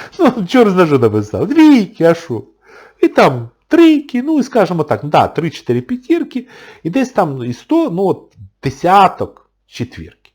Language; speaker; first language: Ukrainian; non-native, local second language; Russian